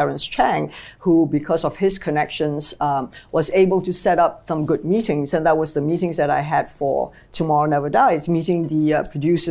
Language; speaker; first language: English; native; English